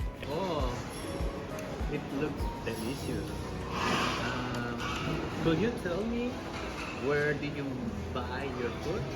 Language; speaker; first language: English; non-native, learner; Spanish